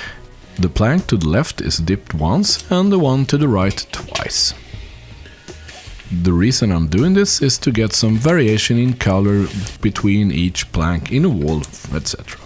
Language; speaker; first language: English; non-native, fluent; Swedish